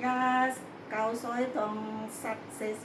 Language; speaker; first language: Chinese; non-native, learner; Indonesian